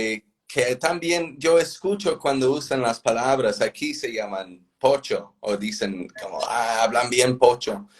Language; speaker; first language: Spanish; non-native, fluent; English